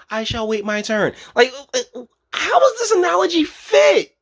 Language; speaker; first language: English; native; English